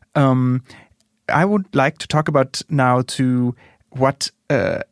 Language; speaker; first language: English; non-native, fluent; German